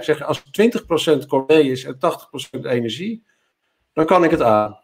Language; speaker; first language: Dutch; native; Dutch